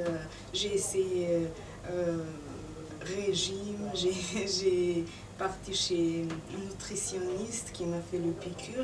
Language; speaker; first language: French; non-native, fluent; Serbian